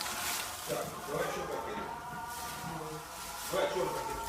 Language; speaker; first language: Russian; non-native, learner; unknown